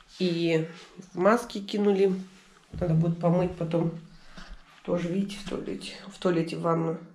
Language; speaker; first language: Russian; native; Russian